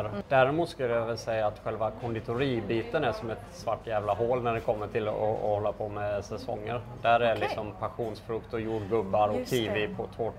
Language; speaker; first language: Swedish; native; Swedish